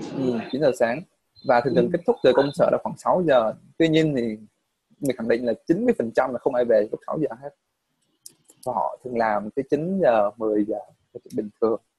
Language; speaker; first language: Vietnamese; native; Vietnamese